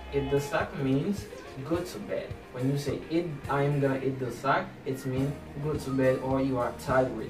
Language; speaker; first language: English; non-native, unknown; Haitian Creole